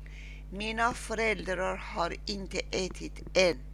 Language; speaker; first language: Swedish; non-native, learner; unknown